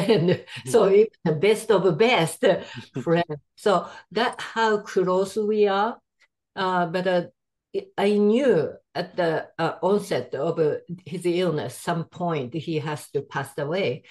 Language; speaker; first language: English; non-native, fluent; Japanese